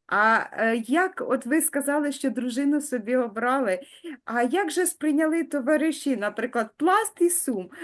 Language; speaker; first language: Ukrainian; native; Ukrainian